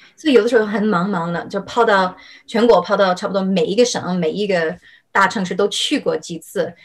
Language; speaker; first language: Chinese; non-native, fluent; English